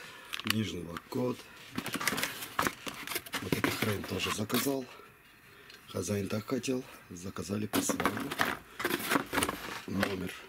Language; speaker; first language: Russian; non-native, fluent; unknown